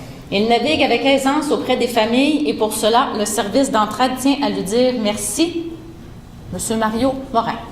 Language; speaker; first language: French; native; French